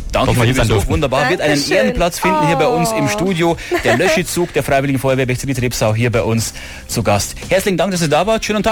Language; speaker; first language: German; native; German